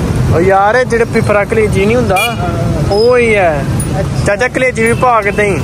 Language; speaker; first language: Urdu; non-native, local second language; Punjabi